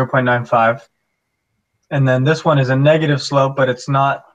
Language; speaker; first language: English; native; English